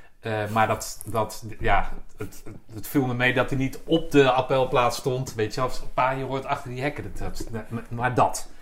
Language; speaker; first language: Dutch; native; Dutch